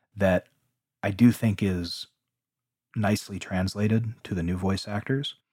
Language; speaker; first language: English; native; English